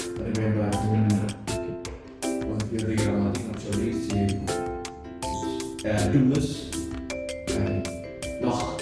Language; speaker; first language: German; non-native, learner; Indonesian